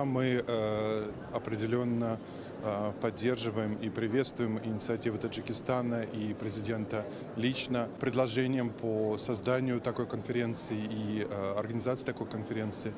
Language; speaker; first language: Russian; native; Russian